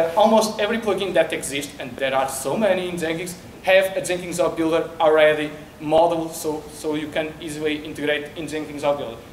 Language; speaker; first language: English; non-native, learner; Portuguese